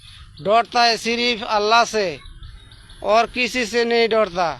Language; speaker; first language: Hindi; non-native, fluent; Bangla